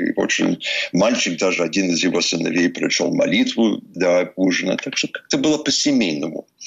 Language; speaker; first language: Russian; early bilingual, heritage; English